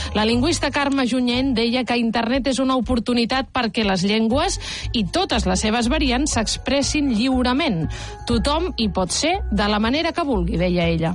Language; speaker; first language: Catalan; native; Catalan